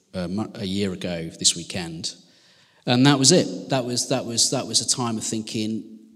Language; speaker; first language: English; native; English